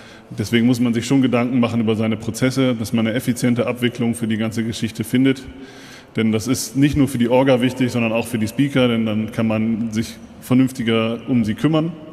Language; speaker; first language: German; native; German